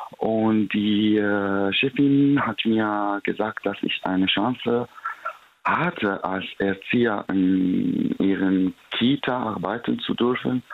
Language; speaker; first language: German; non-native, fluent; Arabic